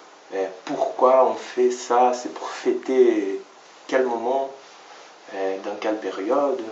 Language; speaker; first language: French; non-native, fluent; Portuguese